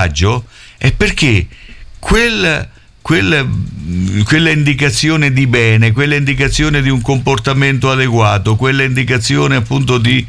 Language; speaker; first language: Italian; native; Italian